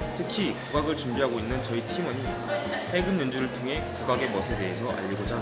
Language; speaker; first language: Korean; native; Korean